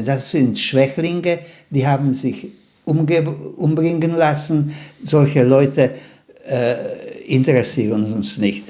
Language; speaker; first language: German; non-native, fluent; Slovak